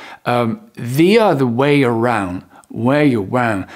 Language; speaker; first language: English; non-native, fluent; French